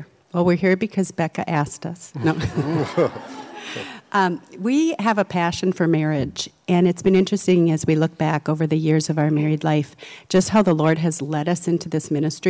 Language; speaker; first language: English; native; English